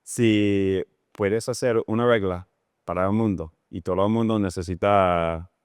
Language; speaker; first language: Spanish; non-native, learner; English